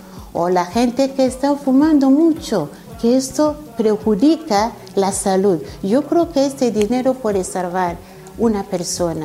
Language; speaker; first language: Spanish; non-native, fluent; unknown